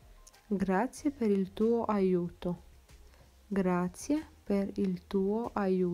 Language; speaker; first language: Italian; non-native, fluent; Romanian